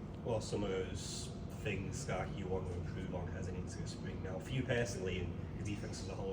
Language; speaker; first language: English; native; English